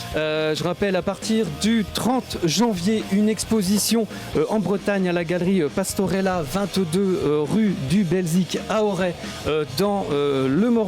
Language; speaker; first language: French; native; French